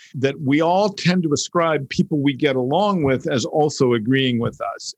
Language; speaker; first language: English; native; English